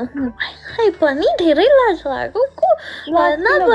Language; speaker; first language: Nepali; non-native, learner; Hindi